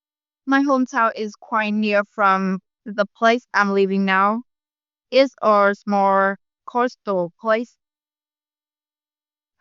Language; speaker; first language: English; non-native, learner; Vietnamese